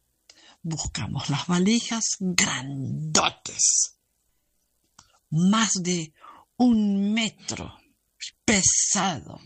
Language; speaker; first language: Spanish; non-native, fluent; German